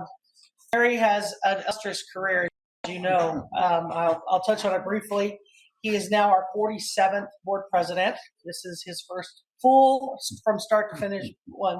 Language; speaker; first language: English; native; English